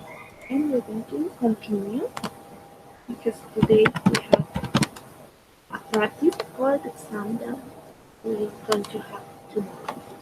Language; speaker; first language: English; non-native, fluent; Spanish